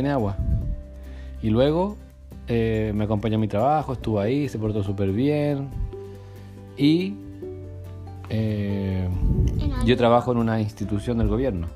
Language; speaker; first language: Spanish; native; Spanish